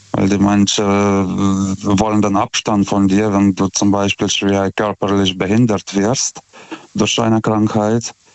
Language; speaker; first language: German; non-native, fluent; Lithuanian